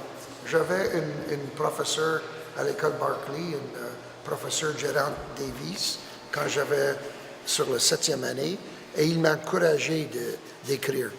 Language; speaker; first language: French; non-native, local second language; English